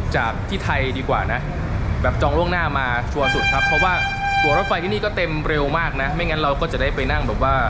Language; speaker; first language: Thai; native; Thai